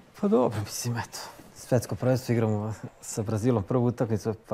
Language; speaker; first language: Serbian; native; Serbian